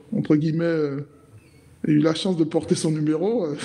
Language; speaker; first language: French; native; French